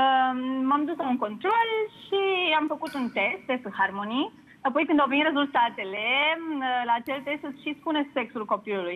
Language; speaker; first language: Romanian; native; Romanian